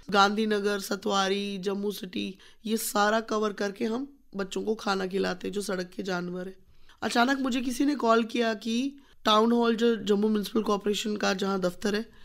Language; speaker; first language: Hindi; native; Hindi